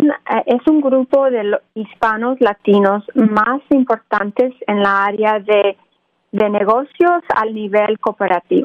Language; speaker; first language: Spanish; early bilingual, other home language; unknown